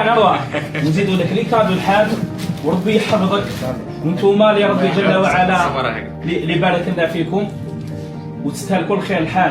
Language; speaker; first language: Arabic; native; Arabic